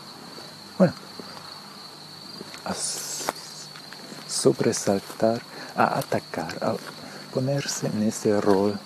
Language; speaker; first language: Spanish; early bilingual, heritage; Spanish